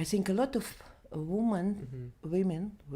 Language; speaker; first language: English; non-native, learner; Belarusian